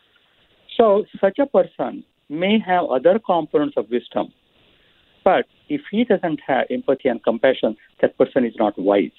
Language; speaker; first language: English; non-native, local second language; Marathi